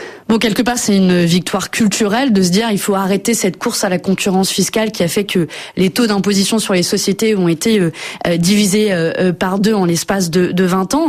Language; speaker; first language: French; native; French